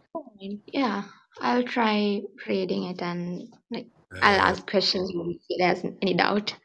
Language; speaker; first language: English; non-native, local second language; Sinhala